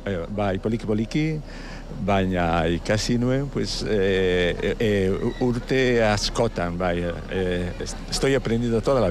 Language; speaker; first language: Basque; non-native, local second language; Spanish